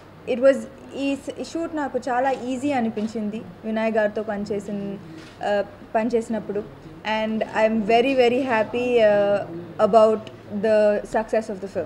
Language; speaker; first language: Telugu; non-native, local second language; Tamil